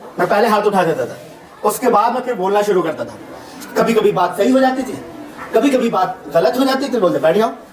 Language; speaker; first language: Hindi; native; Hindi